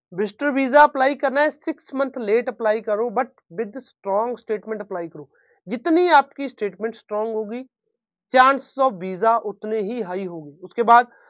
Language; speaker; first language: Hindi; non-native, local second language; Punjabi